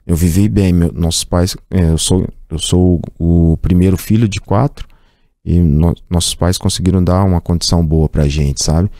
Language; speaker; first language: Portuguese; native; Portuguese